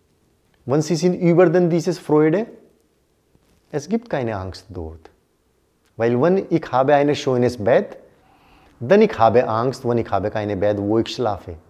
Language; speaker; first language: German; non-native, learner; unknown